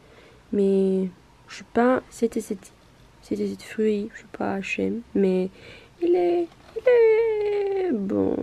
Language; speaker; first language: French; non-native, learner; Norwegian